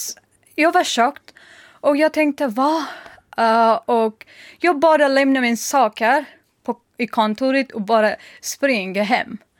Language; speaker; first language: Swedish; non-native, learner; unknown